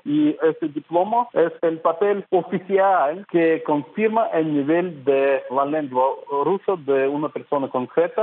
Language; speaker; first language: Spanish; non-native, fluent; Russian